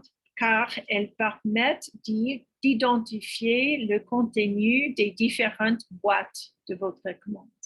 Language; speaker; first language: French; non-native, fluent; English